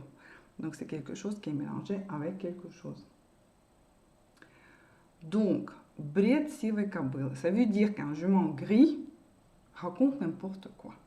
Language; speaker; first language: French; non-native, fluent; Russian